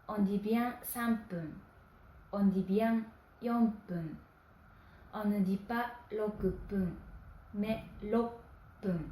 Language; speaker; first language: French; non-native, fluent; Japanese